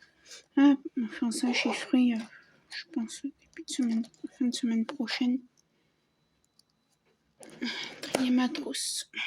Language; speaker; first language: French; native; French